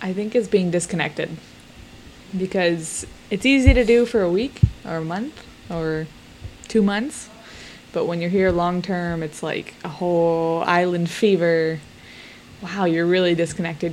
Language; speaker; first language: English; native; English